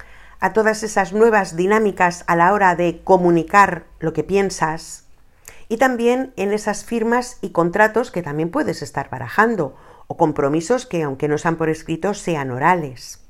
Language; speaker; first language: Spanish; native; Spanish